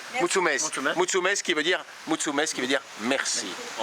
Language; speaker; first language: French; native; French